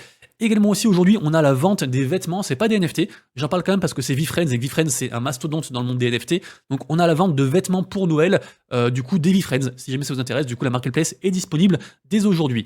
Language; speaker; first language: French; native; French